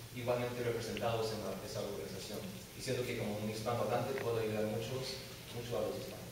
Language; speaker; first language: Spanish; early bilingual, heritage; Spanish